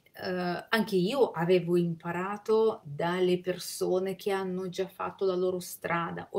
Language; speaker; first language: Italian; non-native, fluent; Russian